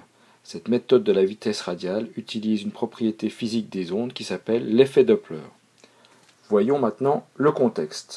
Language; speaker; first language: French; native; French